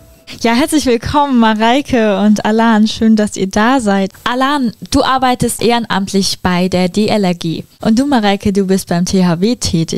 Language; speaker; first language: German; native; German